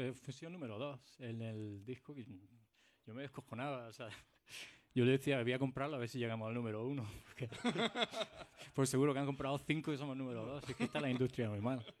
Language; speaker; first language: Spanish; native; Spanish